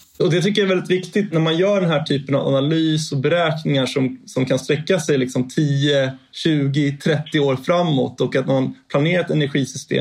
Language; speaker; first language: Swedish; native; Swedish